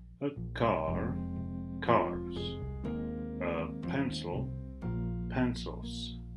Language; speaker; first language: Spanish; non-native, fluent; English